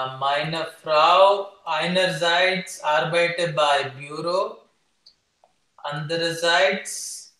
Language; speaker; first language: German; non-native, learner; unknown